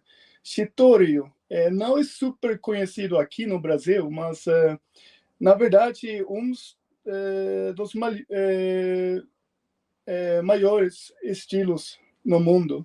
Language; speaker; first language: Portuguese; non-native, fluent; Swedish